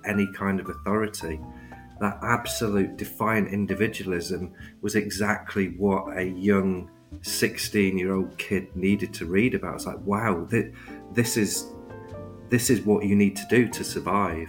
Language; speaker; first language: English; native; English